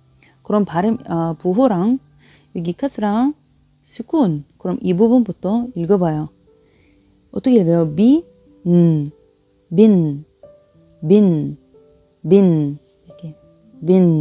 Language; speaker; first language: Korean; non-native, fluent; Arabic